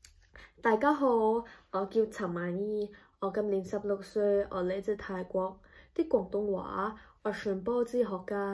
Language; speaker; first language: Cantonese; non-native, learner; Thai